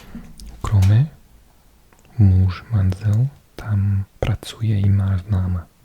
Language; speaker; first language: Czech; non-native, learner; English